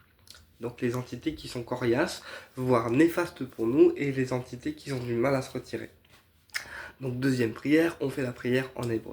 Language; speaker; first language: French; native; French